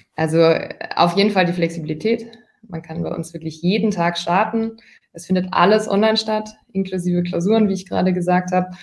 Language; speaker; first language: German; native; German